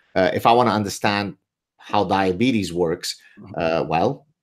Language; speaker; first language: English; early bilingual, other home language; Arabic